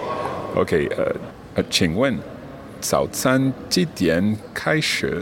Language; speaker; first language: Chinese; non-native, learner; English